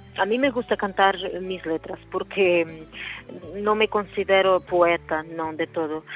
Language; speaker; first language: Spanish; non-native, learner; Portuguese